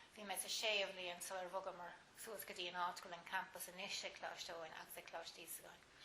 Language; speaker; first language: Irish; native; Irish